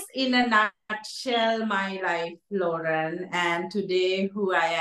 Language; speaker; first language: English; non-native, local second language; Sinhala